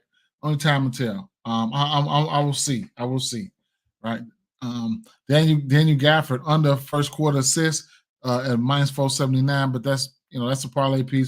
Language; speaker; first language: English; native; English